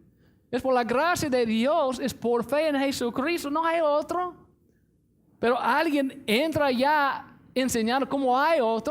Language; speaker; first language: Spanish; non-native, fluent; English